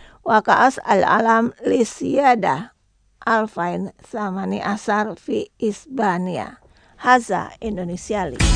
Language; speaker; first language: Arabic; non-native, learner; Indonesian